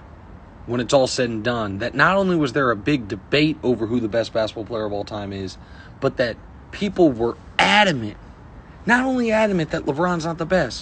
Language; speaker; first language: English; native; English